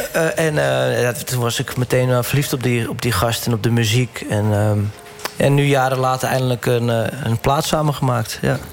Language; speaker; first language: Dutch; native; Dutch